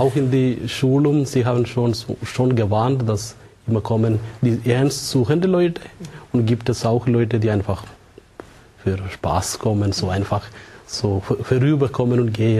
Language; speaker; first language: German; non-native, fluent; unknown